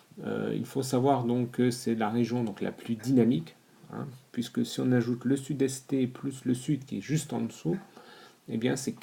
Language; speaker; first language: French; native; French